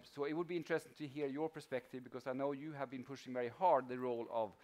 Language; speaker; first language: English; non-native, fluent; Swedish